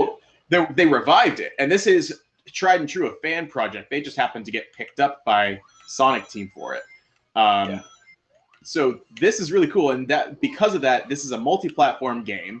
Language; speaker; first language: English; native; English